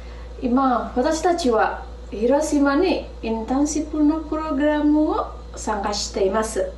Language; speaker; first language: Japanese; non-native, learner; Indonesian